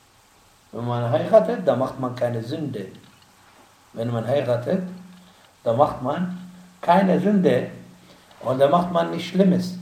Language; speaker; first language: German; non-native, fluent; Arabic